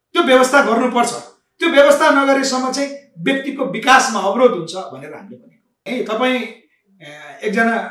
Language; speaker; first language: Nepali; native; Nepali